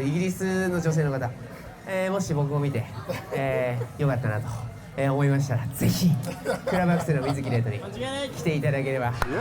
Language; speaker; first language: Japanese; native; Japanese